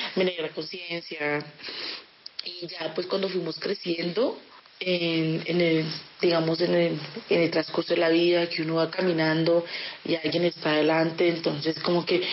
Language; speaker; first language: Spanish; early bilingual, other home language; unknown